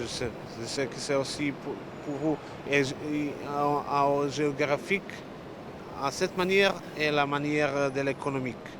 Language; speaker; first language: French; non-native, learner; Serbian